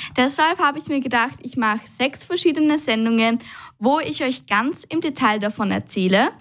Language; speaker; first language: German; native; German